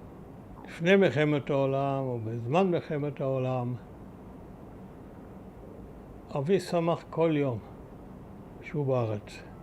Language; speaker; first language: Hebrew; early bilingual, other home language; German